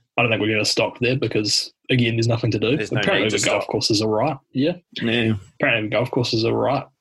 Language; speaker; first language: English; native; English